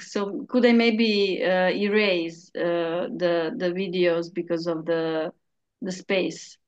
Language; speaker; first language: English; non-native, fluent; Serbian